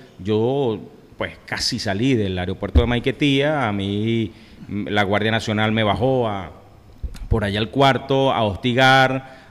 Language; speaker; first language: Spanish; native; Spanish